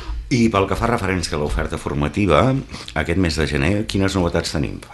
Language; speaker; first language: Catalan; native; Catalan